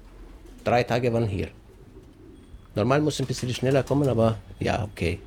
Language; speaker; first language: German; non-native, learner; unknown